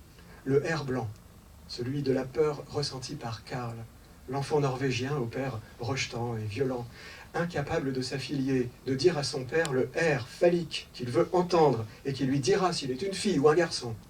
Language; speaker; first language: French; native; French